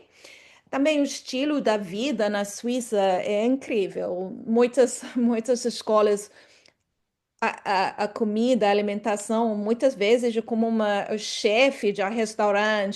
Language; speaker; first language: Portuguese; non-native, fluent; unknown